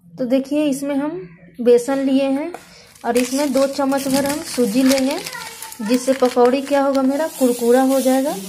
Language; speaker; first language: Hindi; native; Hindi